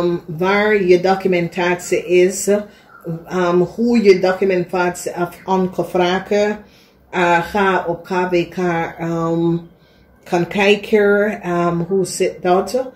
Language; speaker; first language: Dutch; non-native, learner; English